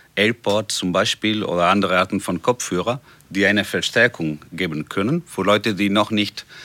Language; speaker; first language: German; non-native, fluent; Spanish